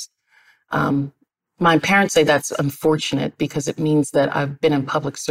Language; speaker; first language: English; native; English